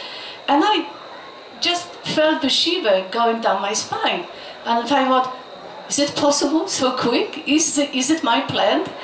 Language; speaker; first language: English; non-native, fluent; Polish